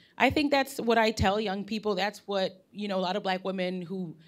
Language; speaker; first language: English; native; English